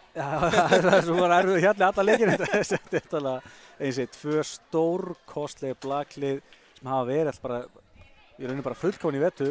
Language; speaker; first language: Icelandic; native; Icelandic